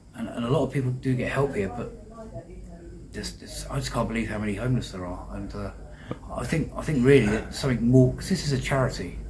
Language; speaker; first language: English; native; English